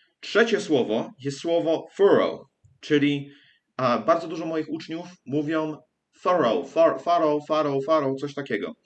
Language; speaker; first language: Polish; early bilingual, heritage; English